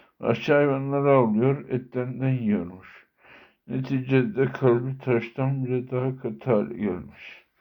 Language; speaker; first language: Turkish; native; Turkish